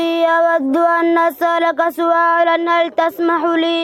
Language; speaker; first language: Arabic; non-native, learner; Somali